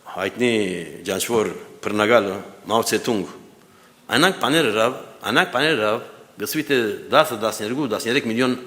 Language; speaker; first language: Armenian; early bilingual, heritage; Armenian